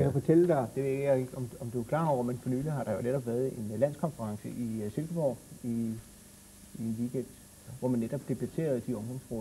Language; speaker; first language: Danish; native; Danish